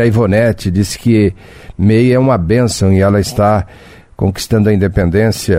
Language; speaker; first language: Portuguese; native; Portuguese